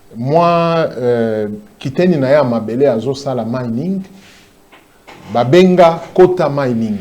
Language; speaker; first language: Lingala; non-native, local second language; Swahili